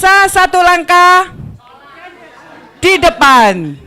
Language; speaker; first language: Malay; non-native, local second language; Javanese